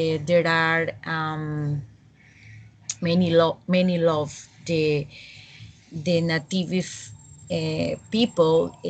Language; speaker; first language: English; non-native, learner; Spanish